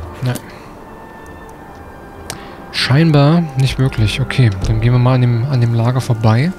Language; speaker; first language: German; native; German